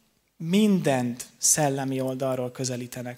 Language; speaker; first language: Hungarian; native; Hungarian